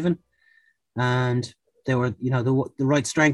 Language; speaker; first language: English; native; English